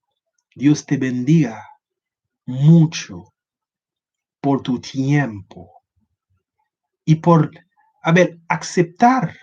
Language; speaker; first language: Spanish; non-native, learner; Haitian Creole